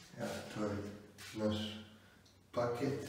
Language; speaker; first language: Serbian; early bilingual, heritage; Serbian